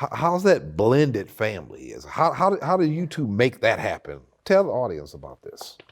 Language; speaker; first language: English; native; English